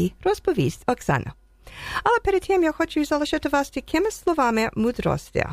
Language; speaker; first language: Ukrainian; early bilingual, heritage; Ukrainian